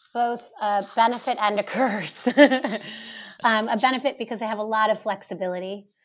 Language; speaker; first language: English; native; English